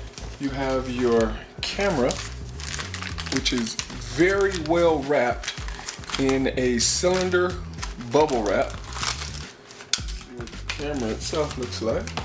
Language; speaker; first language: English; native; English